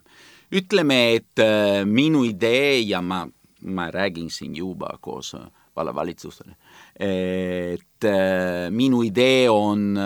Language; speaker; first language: Estonian; non-native, learner; Italian